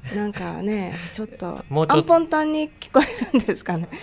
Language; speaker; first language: Japanese; early bilingual, other home language; Portuguese